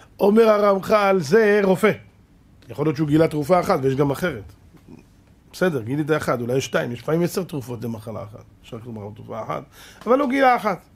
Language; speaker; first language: Hebrew; native; Hebrew